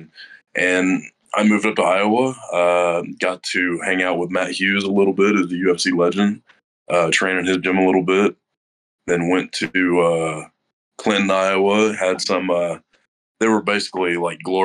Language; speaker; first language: English; native; English